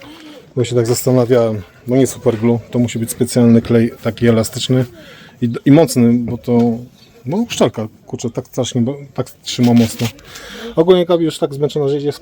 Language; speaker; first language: Polish; native; Polish